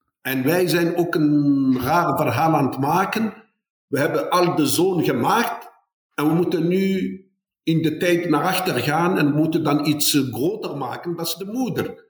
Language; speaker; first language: Dutch; non-native, fluent; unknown